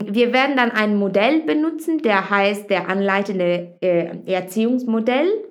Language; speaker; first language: German; non-native, fluent; Italian